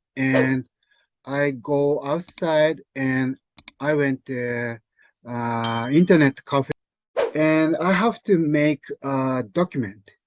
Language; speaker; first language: English; non-native, learner; Japanese